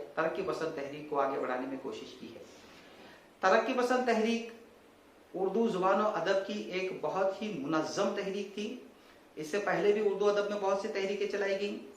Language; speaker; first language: Urdu; native; Urdu